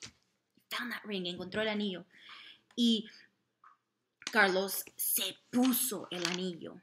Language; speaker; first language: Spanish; non-native, fluent; English